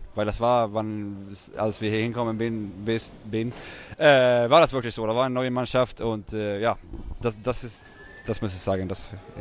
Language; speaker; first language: German; non-native, fluent; Swedish